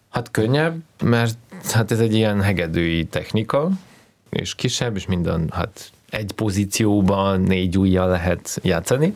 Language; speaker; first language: Hungarian; non-native, learner; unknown